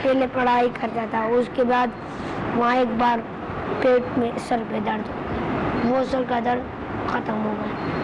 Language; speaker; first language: Hindi; non-native, local second language; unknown